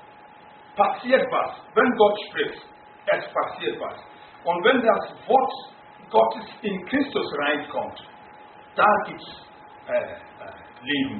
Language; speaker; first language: German; non-native, fluent; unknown